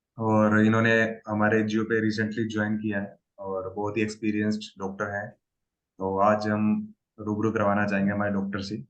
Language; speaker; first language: Hindi; native; Hindi